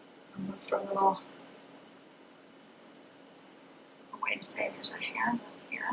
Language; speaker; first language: English; native; English